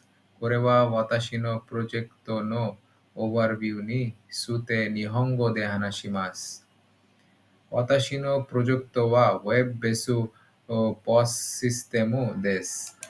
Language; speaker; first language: Japanese; non-native, learner; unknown